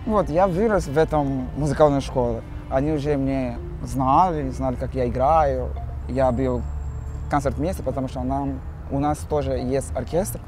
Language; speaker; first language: Russian; non-native, learner; Portuguese